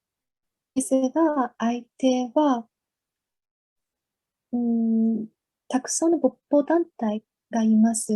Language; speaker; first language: Japanese; non-native, learner; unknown